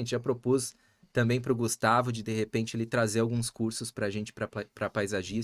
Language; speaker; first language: Portuguese; native; Portuguese